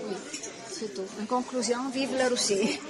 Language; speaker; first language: French; non-native, learner; Italian